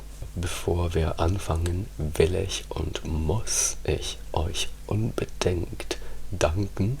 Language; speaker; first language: German; non-native, fluent; Italian